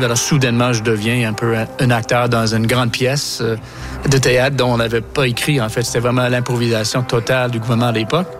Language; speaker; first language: French; non-native, local second language; English